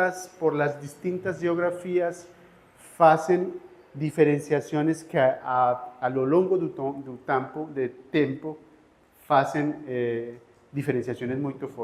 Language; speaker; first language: Portuguese; non-native, fluent; Spanish